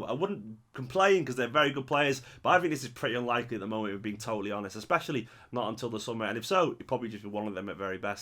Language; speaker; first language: English; native; English